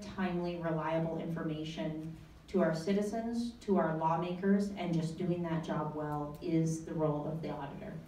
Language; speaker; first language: English; native; English